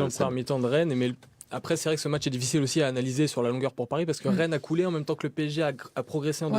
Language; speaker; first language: French; native; French